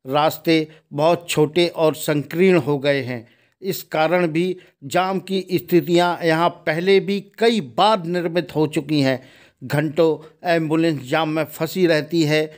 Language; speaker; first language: Hindi; native; Hindi